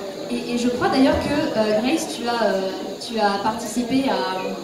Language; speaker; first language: French; native; French